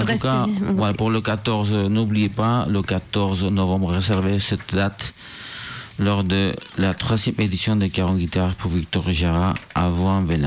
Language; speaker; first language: French; non-native, fluent; Spanish